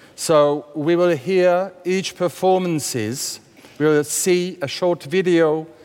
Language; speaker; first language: English; non-native, fluent; Hungarian